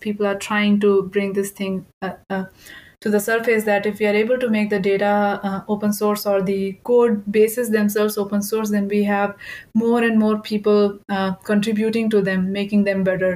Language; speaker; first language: English; non-native, local second language; Hindi